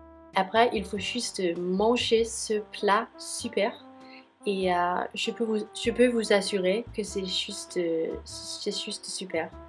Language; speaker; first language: French; non-native, fluent; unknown